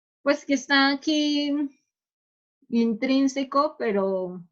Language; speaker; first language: Spanish; native; Spanish